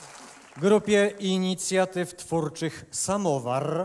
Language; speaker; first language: Polish; native; Polish